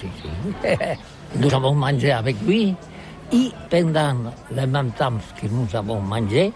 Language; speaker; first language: French; non-native, learner; Catalan